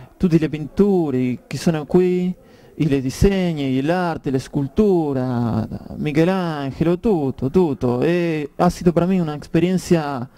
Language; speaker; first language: Italian; non-native, learner; Spanish